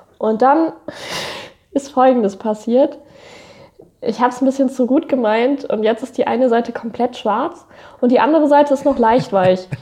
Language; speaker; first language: German; native; German